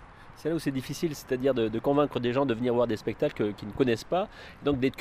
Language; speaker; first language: French; native; French